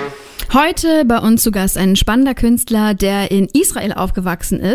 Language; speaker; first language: German; native; German